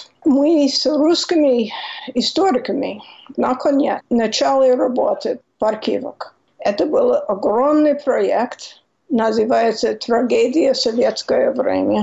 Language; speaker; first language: Russian; non-native, fluent; English